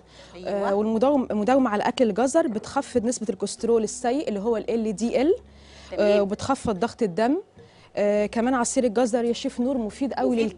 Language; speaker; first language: Arabic; native; Arabic